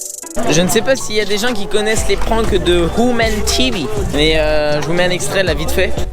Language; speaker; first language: French; native; French